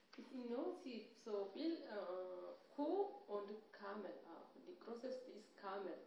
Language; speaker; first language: German; non-native, learner; Tigrinya